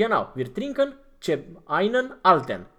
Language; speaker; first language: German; non-native, fluent; Romanian